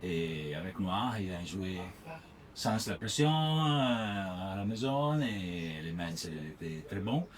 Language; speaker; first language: French; non-native, learner; Italian